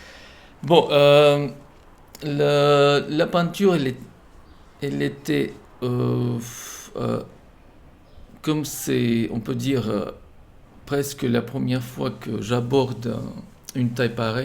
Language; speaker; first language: French; non-native, fluent; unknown